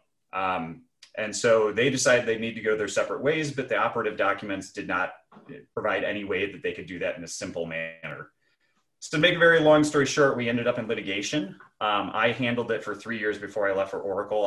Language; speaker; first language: English; native; English